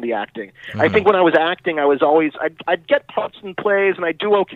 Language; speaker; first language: English; native; English